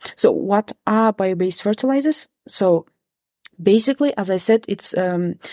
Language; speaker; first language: English; non-native, fluent; Kazakh